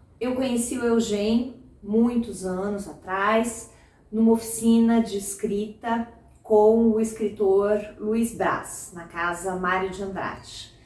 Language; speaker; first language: Portuguese; native; Portuguese